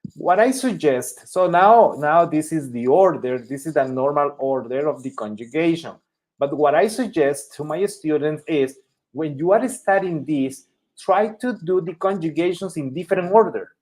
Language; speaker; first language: English; non-native, fluent; Spanish